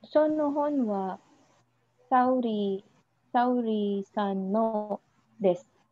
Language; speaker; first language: Japanese; non-native, learner; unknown